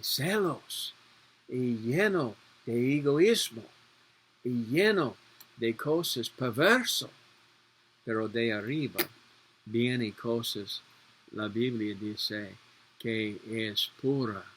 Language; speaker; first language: Spanish; non-native, learner; English